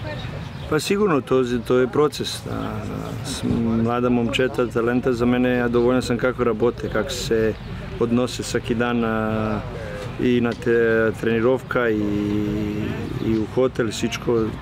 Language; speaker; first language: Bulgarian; non-native, learner; Serbian